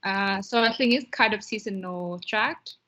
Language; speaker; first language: English; non-native, learner; Vietnamese